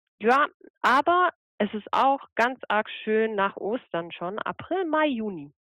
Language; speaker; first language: German; early bilingual, other home language; Croatian